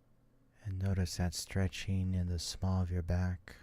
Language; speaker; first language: English; native; English